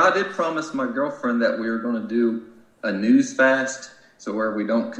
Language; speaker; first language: English; native; English